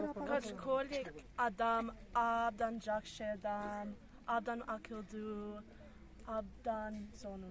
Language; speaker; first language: Kyrgyz; non-native, learner; English